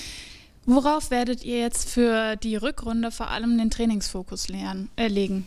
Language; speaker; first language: German; native; German